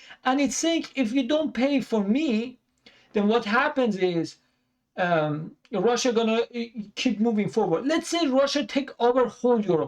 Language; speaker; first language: English; non-native, fluent; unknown